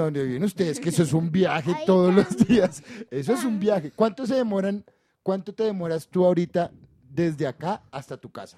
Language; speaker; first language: Spanish; native; Spanish